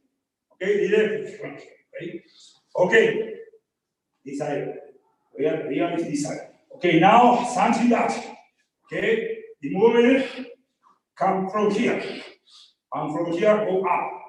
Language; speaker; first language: English; non-native, learner; Spanish